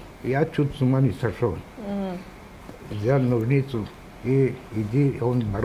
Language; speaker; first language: Russian; non-native, local second language; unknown